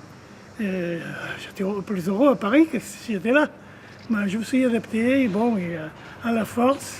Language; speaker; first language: French; native; French